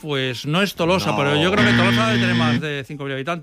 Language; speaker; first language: Spanish; native; Spanish